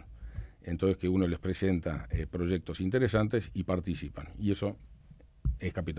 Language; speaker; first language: Spanish; native; Spanish